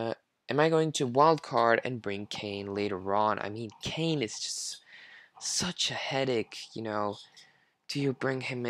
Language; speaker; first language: English; non-native, fluent; French